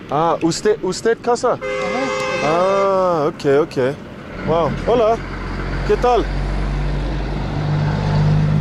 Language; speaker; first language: Spanish; non-native, learner; English